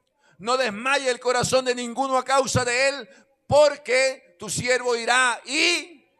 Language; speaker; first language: Spanish; native; Spanish